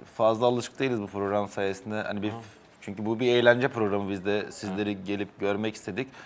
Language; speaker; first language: Turkish; native; Turkish